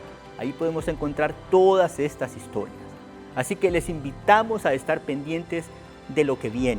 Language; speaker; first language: Spanish; native; Spanish